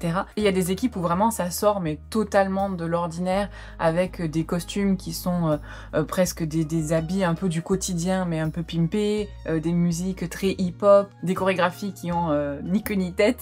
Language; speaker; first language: French; native; French